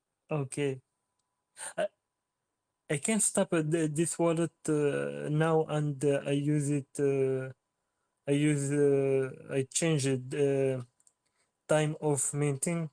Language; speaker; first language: English; non-native, learner; French